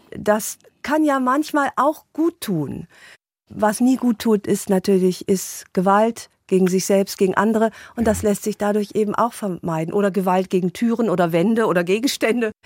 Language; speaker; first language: German; native; German